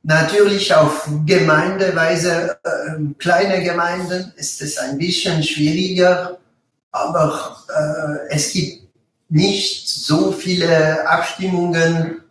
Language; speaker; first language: German; non-native, local second language; French